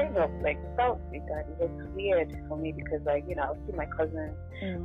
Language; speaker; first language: English; non-native, local second language; Yoruba